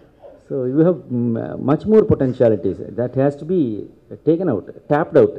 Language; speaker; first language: Tamil; native; Tamil